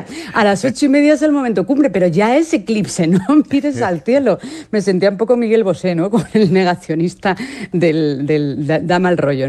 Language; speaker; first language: Spanish; native; Spanish